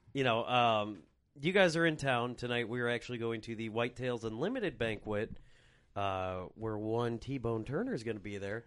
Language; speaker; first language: English; native; English